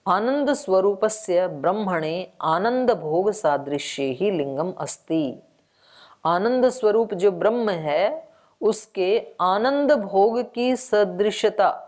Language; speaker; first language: Hindi; native; Hindi